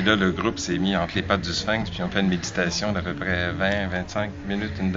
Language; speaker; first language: French; native; French